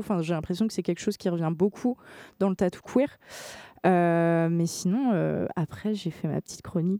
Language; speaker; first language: French; native; French